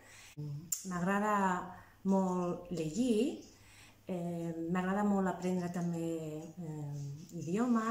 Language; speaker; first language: Catalan; non-native, fluent; Spanish